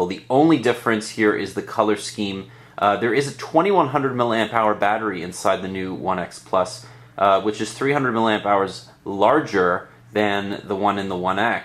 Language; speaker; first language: English; native; English